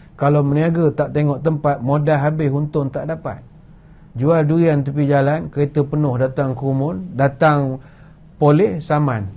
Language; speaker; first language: Malay; native; Malay